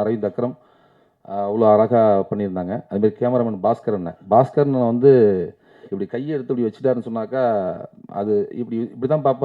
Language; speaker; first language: Tamil; native; Tamil